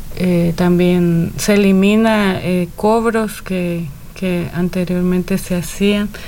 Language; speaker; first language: Spanish; native; Spanish